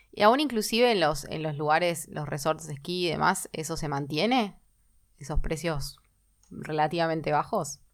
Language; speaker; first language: Spanish; native; Spanish